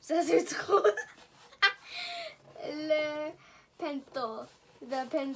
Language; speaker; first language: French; non-native, local second language; English